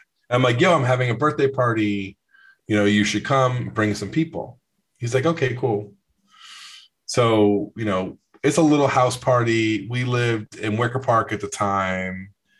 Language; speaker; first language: English; native; English